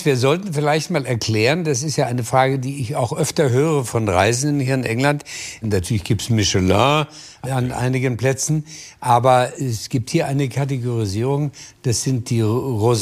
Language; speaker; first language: German; native; German